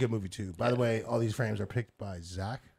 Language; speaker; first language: English; native; English